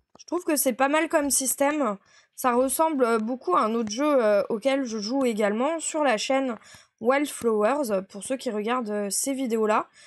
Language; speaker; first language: French; native; French